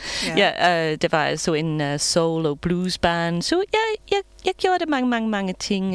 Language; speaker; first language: Danish; non-native, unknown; English